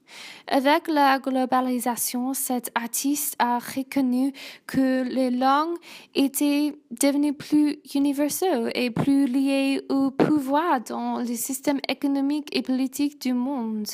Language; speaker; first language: French; non-native, learner; English